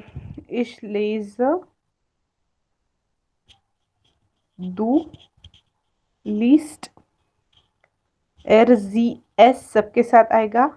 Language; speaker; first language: German; non-native, fluent; Hindi